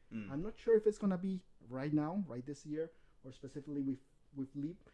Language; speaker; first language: English; non-native, fluent; Spanish